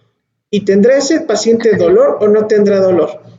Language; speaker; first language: Spanish; native; Spanish